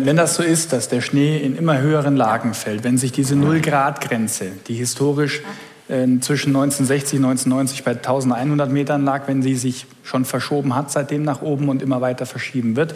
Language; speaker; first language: German; native; German